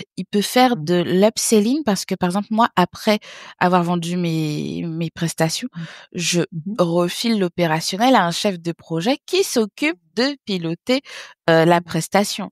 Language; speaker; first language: French; early bilingual, other home language; Haitian Creole